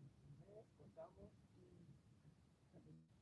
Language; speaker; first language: Spanish; non-native, fluent; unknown